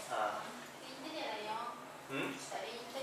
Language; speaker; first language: Malay; native; Malay